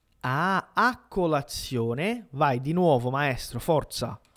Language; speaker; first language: Italian; non-native, fluent; Portuguese